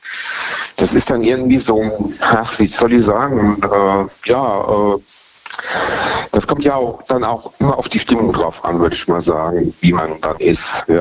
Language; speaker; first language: German; native; German